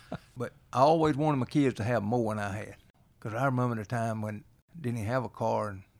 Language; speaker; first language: English; native; English